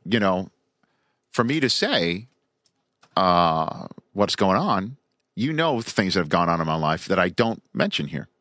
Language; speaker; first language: English; native; English